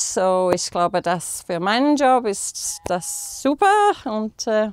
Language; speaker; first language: German; non-native, fluent; English